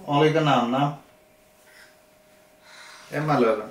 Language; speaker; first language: Finnish; non-native, local second language; Swedish